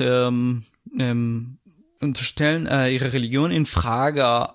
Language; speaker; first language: German; non-native, fluent; Arabic